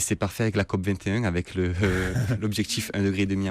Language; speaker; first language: French; native; French